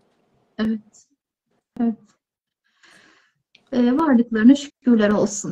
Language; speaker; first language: Turkish; native; Turkish